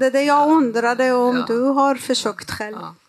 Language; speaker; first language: Swedish; non-native, fluent; Persian